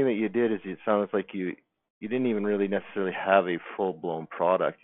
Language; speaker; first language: English; native; English